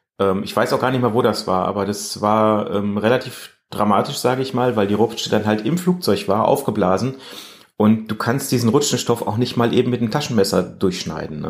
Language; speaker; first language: German; native; German